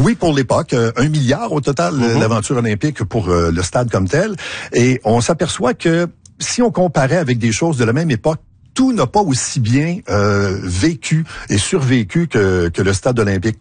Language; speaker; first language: French; native; French